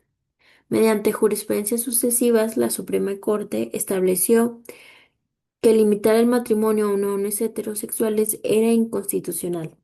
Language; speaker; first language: Spanish; native; Spanish